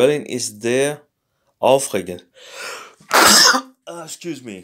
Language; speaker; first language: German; non-native, learner; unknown